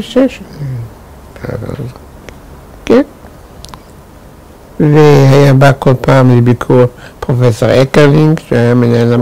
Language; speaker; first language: Hebrew; non-native, fluent; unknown